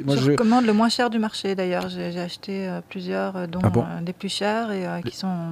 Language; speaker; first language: French; native; French